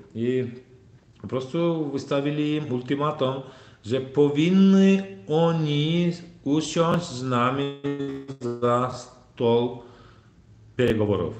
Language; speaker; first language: Polish; non-native, learner; Turkmen